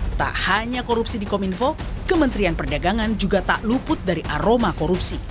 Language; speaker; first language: Indonesian; native; Indonesian